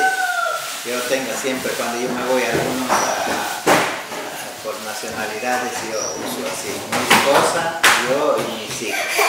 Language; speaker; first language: Spanish; non-native, local second language; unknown